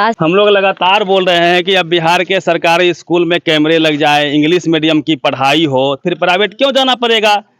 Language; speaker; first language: Hindi; native; Hindi